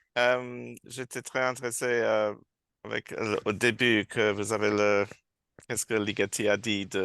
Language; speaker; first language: French; non-native, learner; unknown